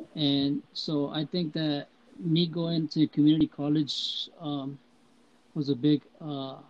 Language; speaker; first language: English; early bilingual, heritage; Spanish